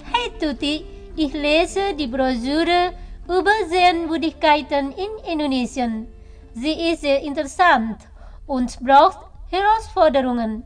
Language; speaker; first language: German; non-native, learner; Indonesian